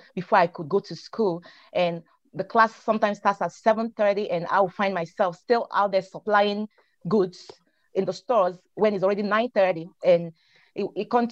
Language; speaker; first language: English; non-native, local second language; Igbo